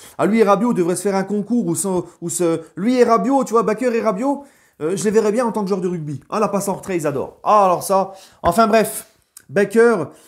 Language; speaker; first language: French; native; French